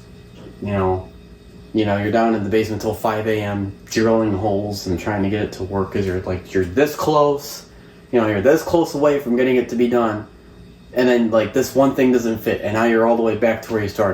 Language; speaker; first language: English; native; English